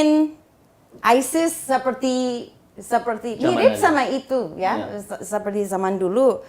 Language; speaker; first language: Indonesian; non-native, fluent; English